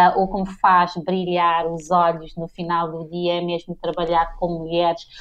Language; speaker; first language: Portuguese; non-native, local second language; Kabuverdianu